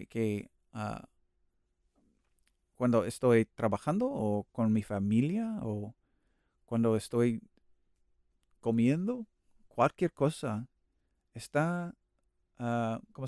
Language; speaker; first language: Spanish; non-native, learner; English